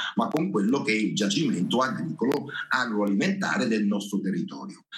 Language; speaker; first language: Italian; native; Italian